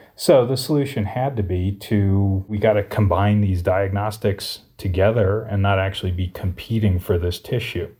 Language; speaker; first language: English; native; English